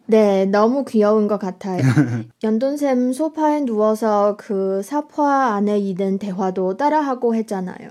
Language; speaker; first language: Korean; non-native, fluent; Chinese